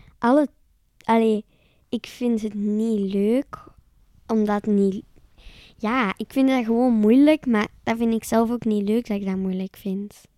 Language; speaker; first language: Dutch; native; Dutch